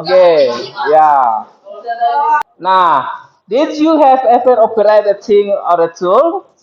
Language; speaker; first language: English; non-native, fluent; Indonesian